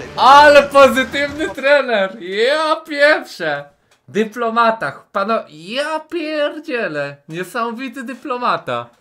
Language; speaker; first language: Polish; native; Polish